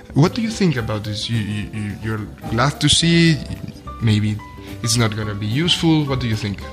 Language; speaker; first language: English; non-native, fluent; Spanish